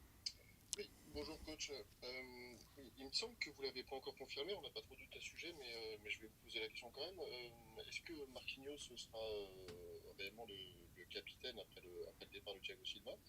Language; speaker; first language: French; native; French